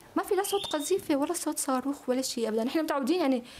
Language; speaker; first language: Arabic; native; Arabic